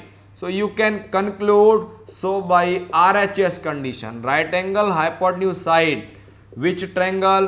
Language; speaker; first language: English; non-native, local second language; Hindi